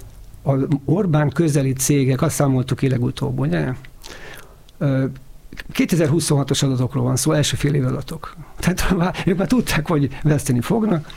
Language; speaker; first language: Hungarian; native; Hungarian